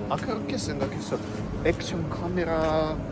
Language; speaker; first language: Korean; non-native, learner; Russian